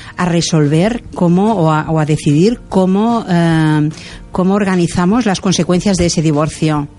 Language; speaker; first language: Spanish; non-native, local second language; Catalan